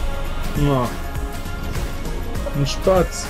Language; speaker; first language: German; native; German